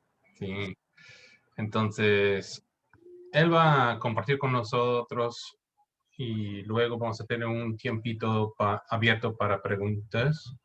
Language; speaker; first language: Spanish; non-native, fluent; English